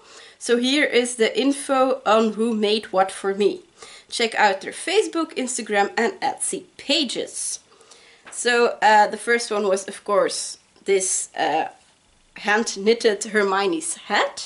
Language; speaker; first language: English; non-native, fluent; Dutch